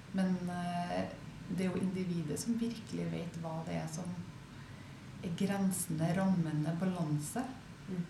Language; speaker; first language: Norwegian; native; Norwegian